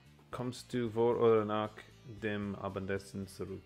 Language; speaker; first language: German; non-native, learner; English